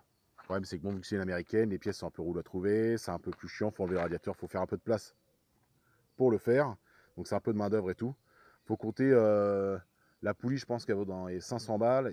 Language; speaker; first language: French; native; French